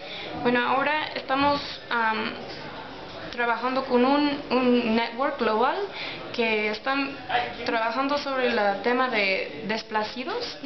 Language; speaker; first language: Spanish; non-native, learner; English